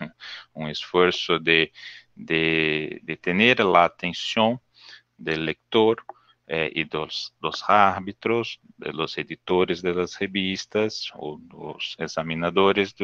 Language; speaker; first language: Spanish; non-native, learner; Portuguese